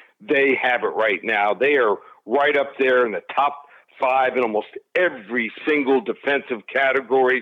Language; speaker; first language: English; native; English